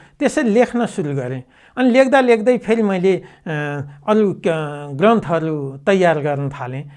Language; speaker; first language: Nepali; native; Nepali